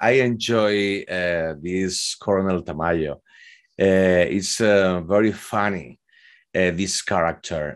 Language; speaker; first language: English; non-native, fluent; Spanish